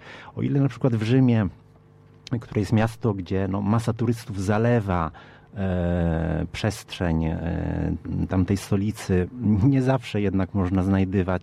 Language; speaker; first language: Polish; early bilingual, heritage; Polish